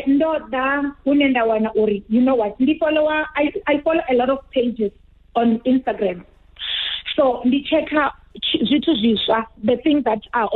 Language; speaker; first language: English; non-native, local second language; Venda